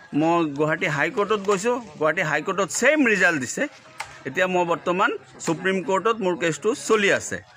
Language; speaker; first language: Assamese; non-native, local second language; Bangla